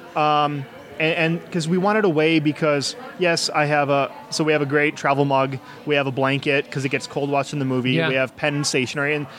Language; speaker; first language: English; native; English